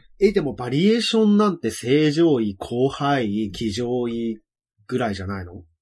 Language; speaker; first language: Japanese; native; Japanese